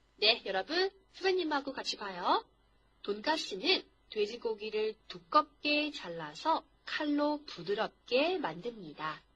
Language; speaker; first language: Korean; non-native, fluent; Chinese